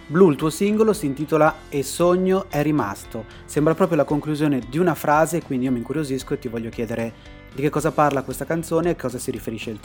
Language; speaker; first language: Italian; native; Italian